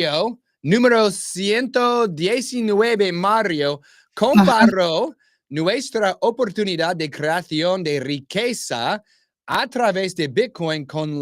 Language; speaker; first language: Spanish; non-native, learner; English